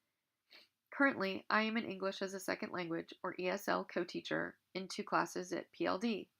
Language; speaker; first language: English; native; English